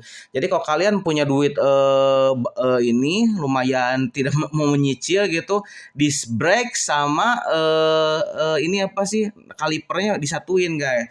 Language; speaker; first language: Indonesian; native; Indonesian